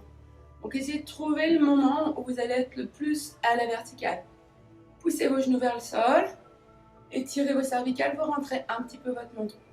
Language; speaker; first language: French; native; French